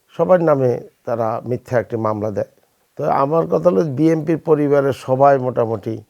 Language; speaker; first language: Bangla; native; Bangla